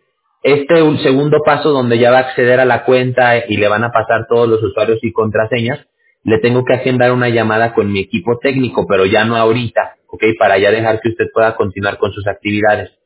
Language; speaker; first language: Spanish; native; Spanish